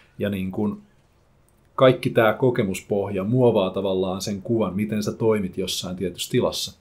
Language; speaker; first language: Finnish; native; Finnish